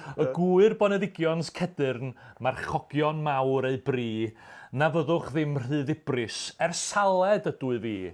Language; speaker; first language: Welsh; native; Welsh